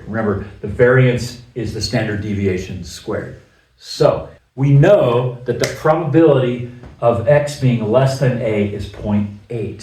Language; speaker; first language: English; native; English